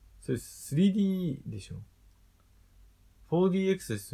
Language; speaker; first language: Japanese; native; Japanese